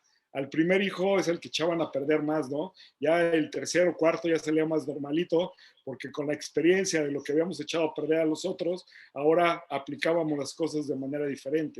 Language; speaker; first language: Spanish; native; Spanish